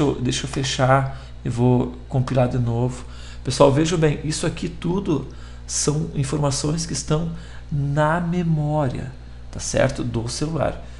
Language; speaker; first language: Portuguese; native; Portuguese